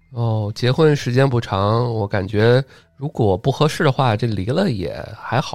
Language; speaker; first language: Chinese; native; Chinese